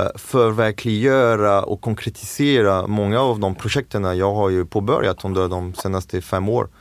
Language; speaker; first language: Swedish; non-native, fluent; French